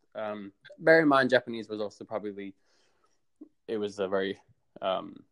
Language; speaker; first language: English; native; English